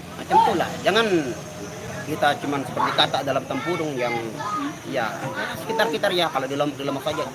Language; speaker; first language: Indonesian; non-native, local second language; Sasak